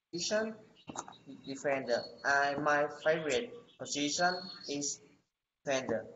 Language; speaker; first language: English; non-native, learner; Vietnamese